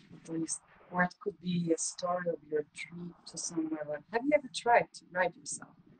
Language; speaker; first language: English; non-native, fluent; Russian